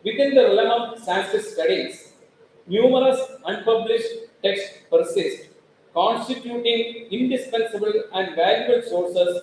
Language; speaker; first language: English; non-native, local second language; Malayalam